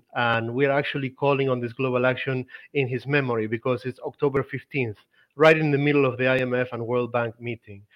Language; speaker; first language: English; non-native, fluent; Spanish